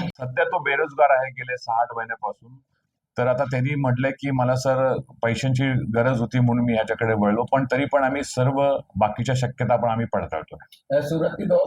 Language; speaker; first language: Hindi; non-native, local second language; Marathi